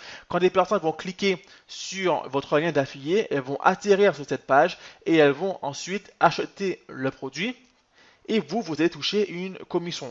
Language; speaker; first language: French; native; French